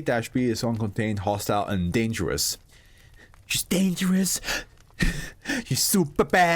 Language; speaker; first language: English; non-native, fluent; German